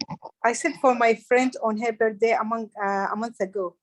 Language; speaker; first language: English; non-native, learner; Arabic